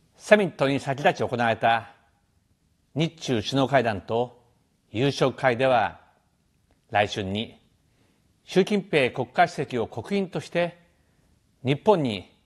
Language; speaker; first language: Japanese; native; Japanese